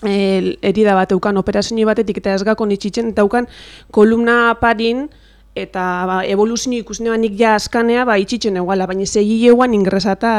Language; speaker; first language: Basque; native; Basque